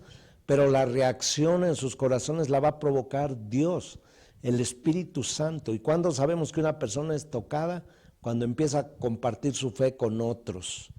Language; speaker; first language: Spanish; native; Spanish